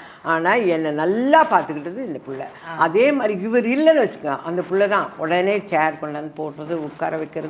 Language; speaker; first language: Tamil; native; Tamil